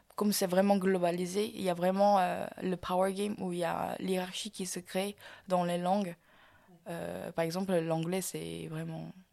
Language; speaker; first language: French; non-native, fluent; Korean